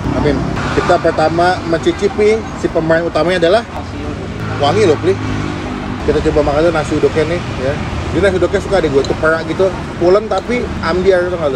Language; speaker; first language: Indonesian; native; Indonesian